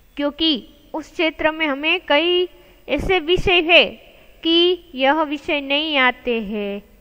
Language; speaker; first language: Hindi; non-native, local second language; Gujarati